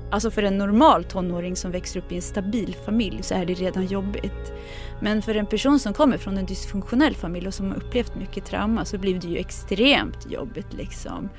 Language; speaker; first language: Swedish; early bilingual, other home language; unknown